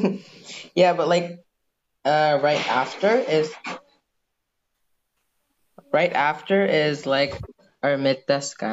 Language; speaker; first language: English; non-native, fluent; Indonesian